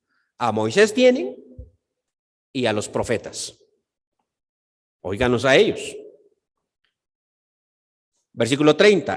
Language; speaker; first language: Spanish; native; Spanish